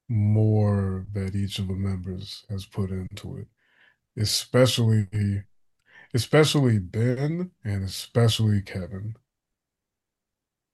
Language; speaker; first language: English; native; English